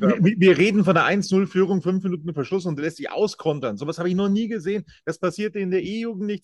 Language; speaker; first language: German; native; German